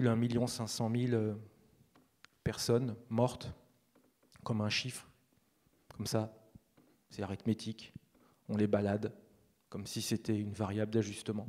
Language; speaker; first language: French; native; French